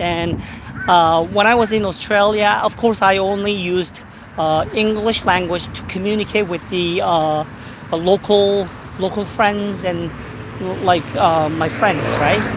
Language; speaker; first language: English; non-native, fluent; Korean